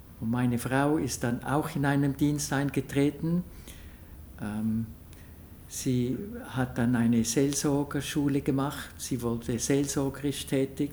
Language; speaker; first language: German; non-native, local second language; French